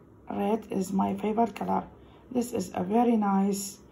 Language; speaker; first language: English; non-native, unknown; Arabic